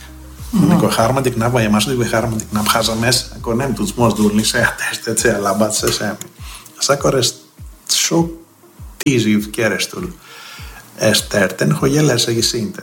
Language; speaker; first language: Hungarian; non-native, fluent; Greek